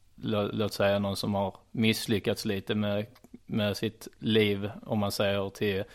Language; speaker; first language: Swedish; native; Swedish